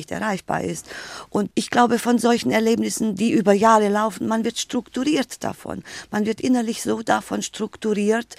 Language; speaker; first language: German; native; German